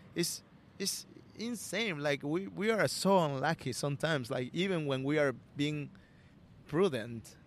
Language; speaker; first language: English; non-native, learner; Spanish